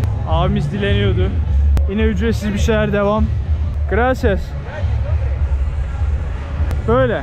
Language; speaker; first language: Turkish; native; Turkish